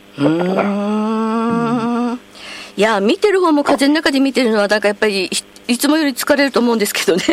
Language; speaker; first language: Japanese; native; Japanese